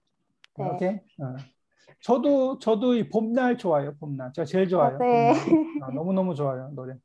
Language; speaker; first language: Korean; native; Korean